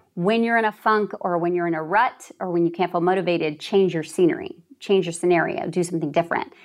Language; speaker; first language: English; native; English